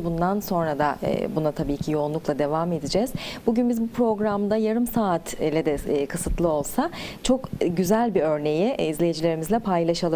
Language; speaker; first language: Turkish; native; Turkish